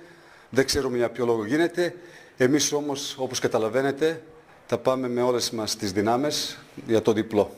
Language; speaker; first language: Greek; non-native, fluent; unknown